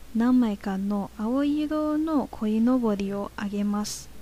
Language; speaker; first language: Japanese; non-native, fluent; Chinese